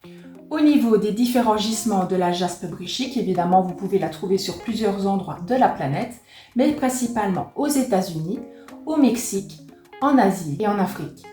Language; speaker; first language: French; native; French